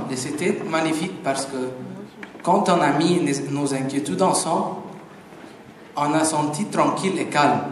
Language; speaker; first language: French; non-native, fluent; Arabic